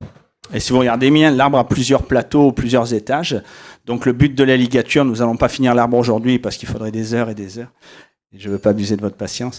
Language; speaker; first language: French; native; French